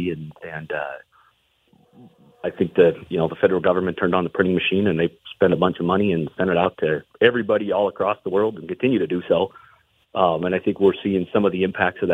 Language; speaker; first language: English; native; English